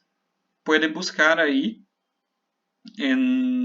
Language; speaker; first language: Spanish; non-native, fluent; Portuguese